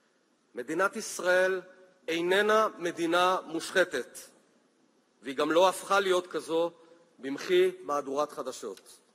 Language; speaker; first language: Hebrew; native; Hebrew